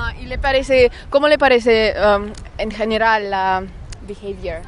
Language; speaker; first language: Spanish; non-native, learner; Russian